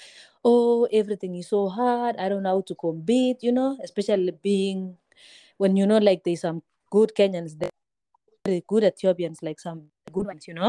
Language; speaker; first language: English; non-native, local second language; Kalenjin